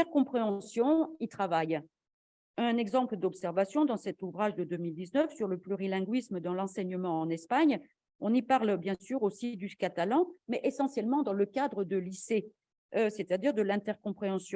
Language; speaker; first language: French; native; French